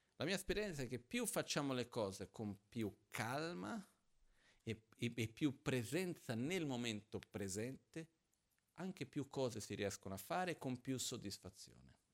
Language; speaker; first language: Italian; non-native, fluent; Portuguese